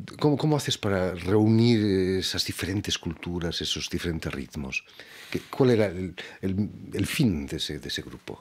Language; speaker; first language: Spanish; native; Spanish